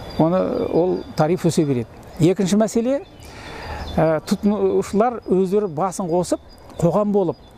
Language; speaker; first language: Kazakh; native; Kazakh